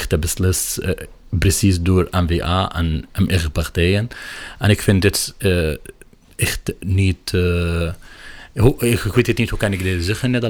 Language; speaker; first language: Dutch; non-native, learner; Arabic